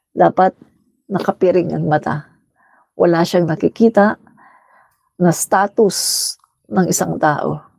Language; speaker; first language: Filipino; native; Filipino